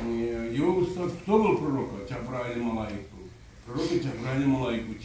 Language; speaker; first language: Russian; non-native, local second language; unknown